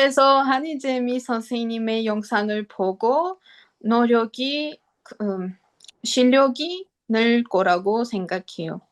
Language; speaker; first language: Korean; non-native, learner; Armenian